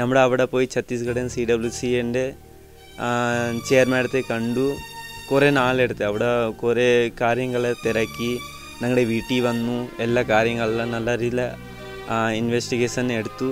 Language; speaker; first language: Malayalam; early bilingual, other home language; Hindi